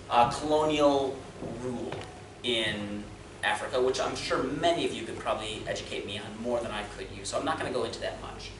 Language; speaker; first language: English; native; English